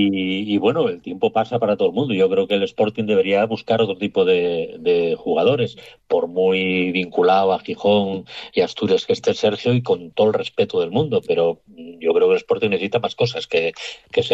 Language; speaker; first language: Spanish; native; Spanish